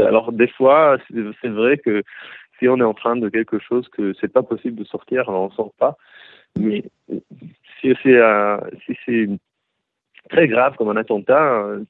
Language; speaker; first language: French; early bilingual, heritage; Hebrew